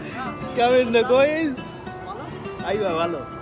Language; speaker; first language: Arabic; non-native, learner; Bangla